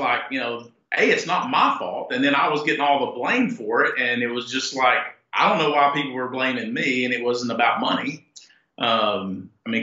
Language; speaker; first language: English; native; English